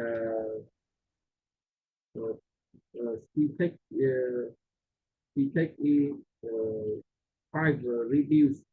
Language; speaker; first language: English; non-native, learner; Vietnamese